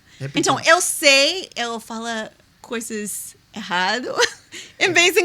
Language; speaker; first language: Portuguese; non-native, learner; English